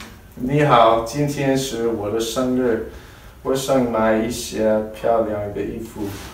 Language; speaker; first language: Chinese; non-native, learner; English